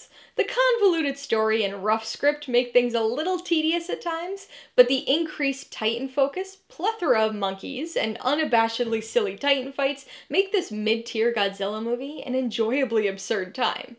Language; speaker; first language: English; native; English